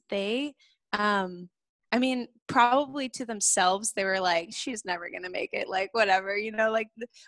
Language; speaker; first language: English; native; English